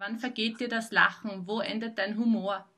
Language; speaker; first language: German; native; German